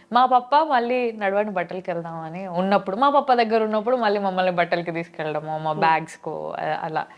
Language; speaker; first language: Telugu; native; Telugu